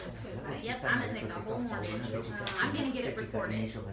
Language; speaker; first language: English; native; English